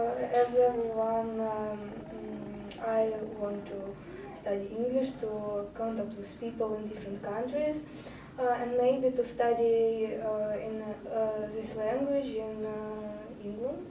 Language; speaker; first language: English; non-native, learner; Russian